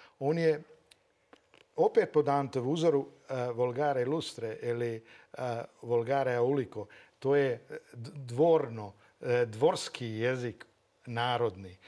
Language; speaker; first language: Croatian; native; Croatian